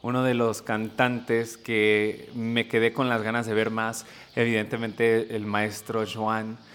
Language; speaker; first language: Spanish; early bilingual, heritage; Spanish